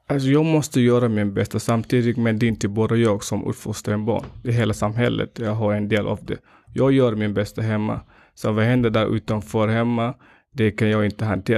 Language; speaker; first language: Swedish; non-native, fluent; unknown